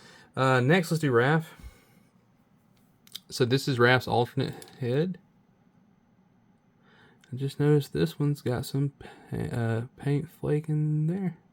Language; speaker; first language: English; native; English